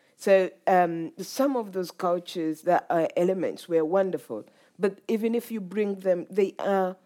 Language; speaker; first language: English; non-native, local second language; Ganda